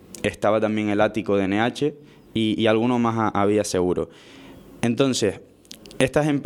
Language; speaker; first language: Spanish; native; Spanish